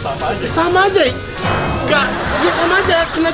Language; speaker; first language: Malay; non-native, fluent; Japanese